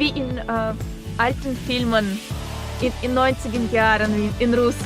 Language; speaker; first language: German; non-native, fluent; Russian